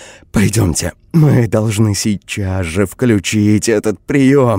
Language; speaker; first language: Russian; native; Russian